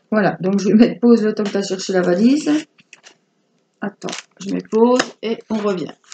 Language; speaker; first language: French; native; French